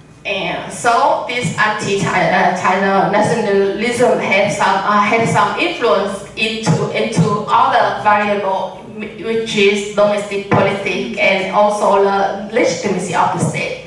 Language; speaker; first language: English; non-native, learner; Vietnamese